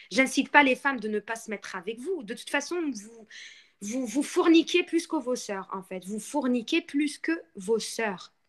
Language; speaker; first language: French; non-native, local second language; Arabic